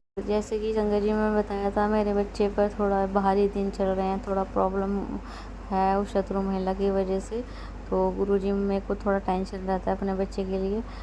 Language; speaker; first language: Hindi; native; Hindi